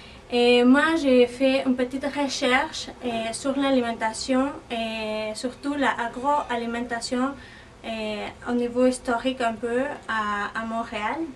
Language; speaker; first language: French; non-native, fluent; Spanish